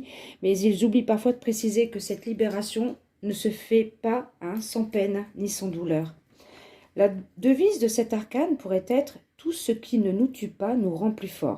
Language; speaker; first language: French; native; French